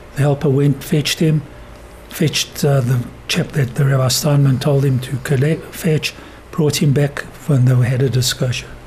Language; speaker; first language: English; native; English